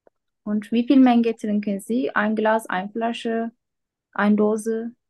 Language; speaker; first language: German; non-native, learner; Turkish